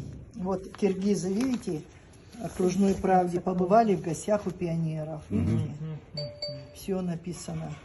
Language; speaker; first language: Russian; native; Russian